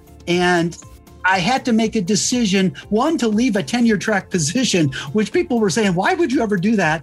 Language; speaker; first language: English; native; English